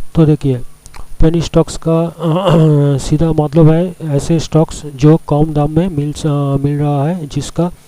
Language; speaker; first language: Hindi; non-native, local second language; Bangla